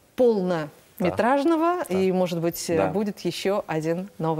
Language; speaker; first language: Russian; native; Russian